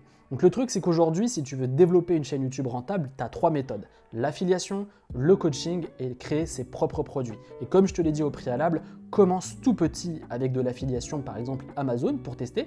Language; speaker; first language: French; native; French